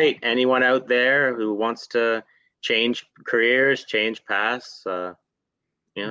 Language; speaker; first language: English; native; English